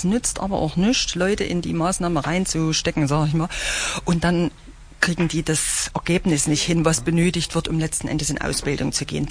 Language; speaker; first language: German; native; German